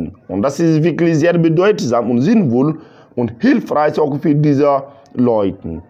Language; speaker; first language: German; non-native, learner; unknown